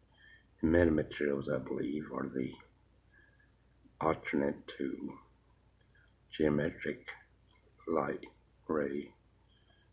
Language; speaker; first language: English; native; English